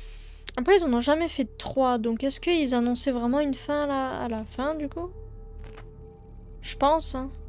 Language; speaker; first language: French; native; French